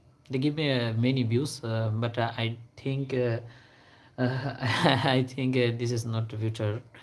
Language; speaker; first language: English; non-native, local second language; Bangla